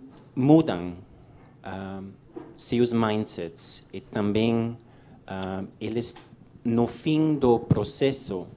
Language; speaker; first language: Portuguese; non-native, learner; English